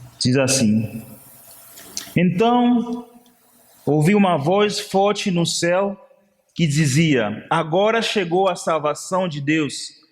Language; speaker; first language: Portuguese; non-native, fluent; Haitian Creole